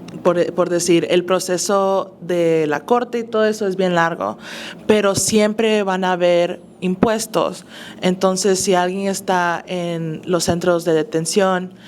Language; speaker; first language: Spanish; early bilingual, other home language; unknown